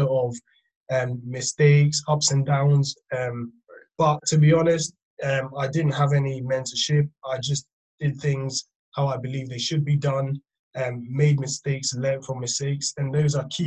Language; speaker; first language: English; non-native, local second language; Akan